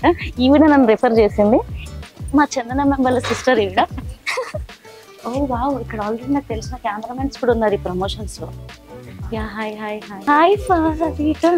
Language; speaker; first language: Telugu; native; Telugu